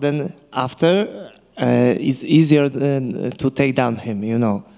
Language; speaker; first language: English; non-native, learner; Polish